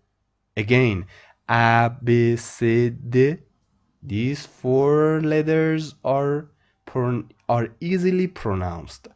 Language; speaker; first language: English; non-native, fluent; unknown